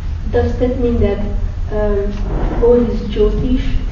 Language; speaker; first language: English; non-native, fluent; Hungarian